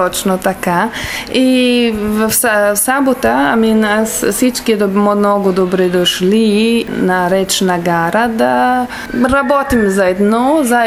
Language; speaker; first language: Bulgarian; non-native, learner; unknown